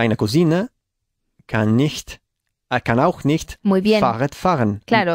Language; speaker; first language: German; non-native, learner; Spanish